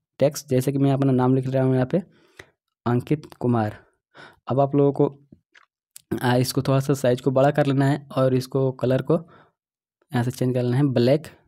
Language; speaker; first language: Hindi; native; Hindi